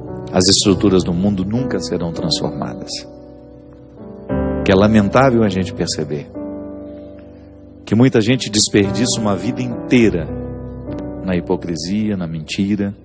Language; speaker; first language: Portuguese; native; Portuguese